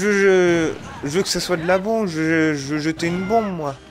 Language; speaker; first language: French; native; French